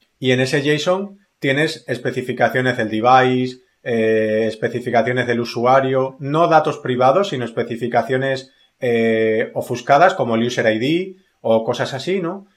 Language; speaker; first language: Spanish; native; Spanish